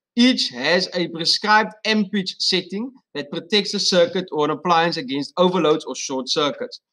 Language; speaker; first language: English; non-native, local second language; Afrikaans